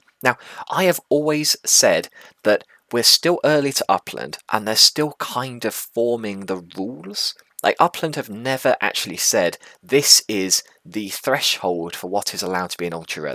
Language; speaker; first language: English; native; English